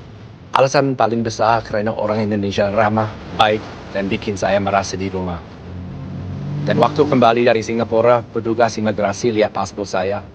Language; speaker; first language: Indonesian; non-native, fluent; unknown